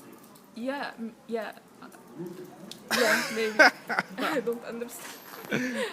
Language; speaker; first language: English; non-native, learner; Arabic